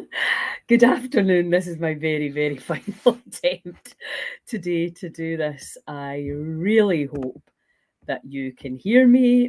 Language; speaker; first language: English; native; English